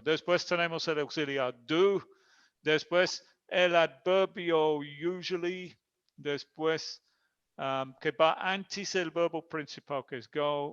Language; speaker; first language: Spanish; non-native, fluent; English